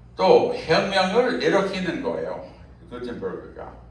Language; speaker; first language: Korean; non-native, fluent; English